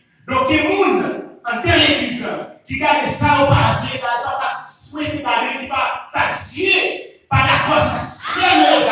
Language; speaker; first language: French; non-native, local second language; Haitian Creole